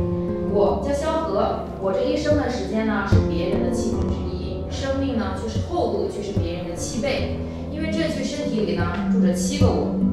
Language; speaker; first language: Chinese; native; Chinese